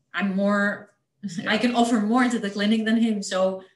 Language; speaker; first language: English; non-native, fluent; Portuguese